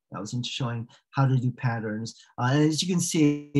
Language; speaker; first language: English; native; English